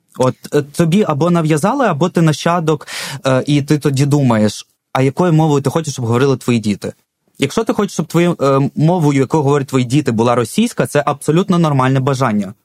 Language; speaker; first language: Ukrainian; non-native, local second language; Russian